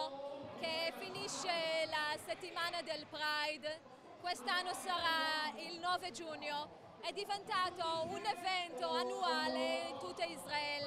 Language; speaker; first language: Italian; non-native, fluent; Hebrew